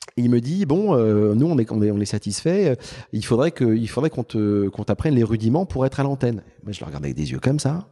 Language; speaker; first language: French; native; French